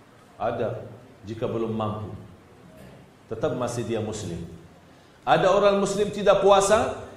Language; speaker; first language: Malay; non-native, fluent; Arabic